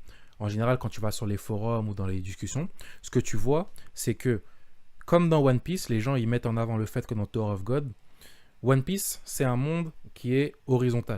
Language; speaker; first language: French; native; French